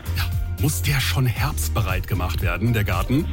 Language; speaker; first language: German; native; German